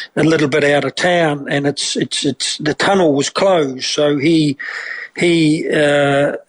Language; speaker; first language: English; native; English